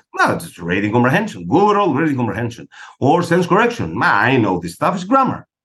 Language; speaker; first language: English; non-native, fluent; Greek